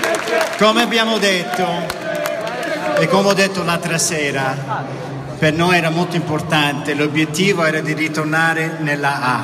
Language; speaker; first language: Italian; early bilingual, heritage; Italian